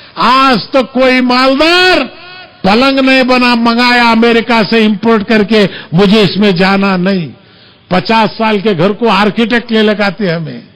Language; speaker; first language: Urdu; native; Urdu